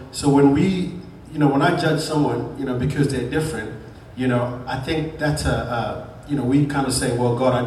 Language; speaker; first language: English; non-native, local second language; Shona